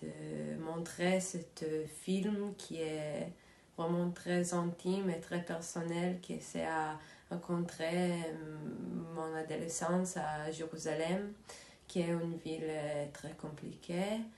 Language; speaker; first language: French; non-native, fluent; Hebrew